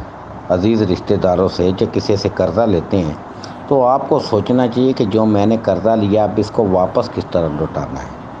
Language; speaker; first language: Urdu; native; Urdu